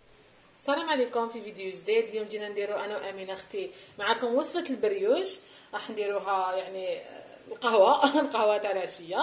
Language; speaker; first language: Arabic; native; Arabic